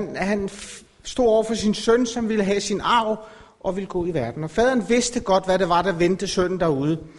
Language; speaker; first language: Danish; native; Danish